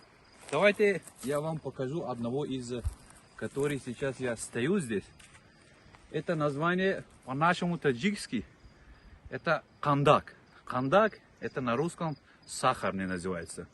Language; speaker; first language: Russian; non-native, local second language; Tajik